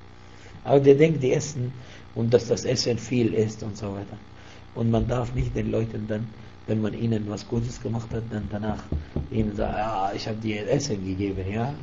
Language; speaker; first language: German; non-native, fluent; Arabic